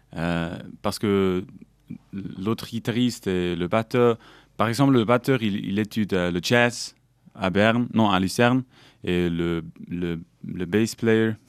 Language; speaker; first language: French; non-native, local second language; German